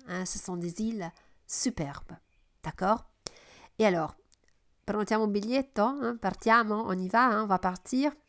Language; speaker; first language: French; non-native, fluent; Italian